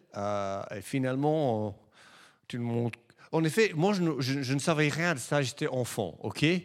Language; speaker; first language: French; non-native, fluent; English